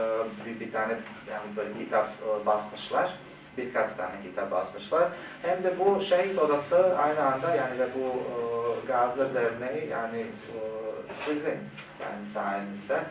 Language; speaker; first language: Turkish; non-native, fluent; Bosnian